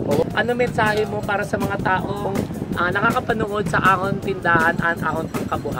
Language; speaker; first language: Filipino; native; Filipino